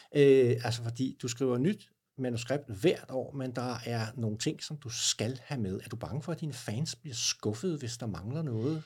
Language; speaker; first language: Danish; native; Danish